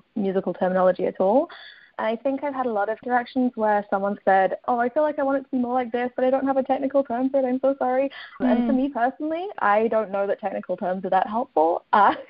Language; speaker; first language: English; native; English